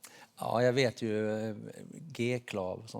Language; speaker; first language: Swedish; native; Swedish